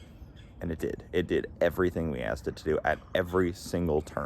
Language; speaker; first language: English; native; English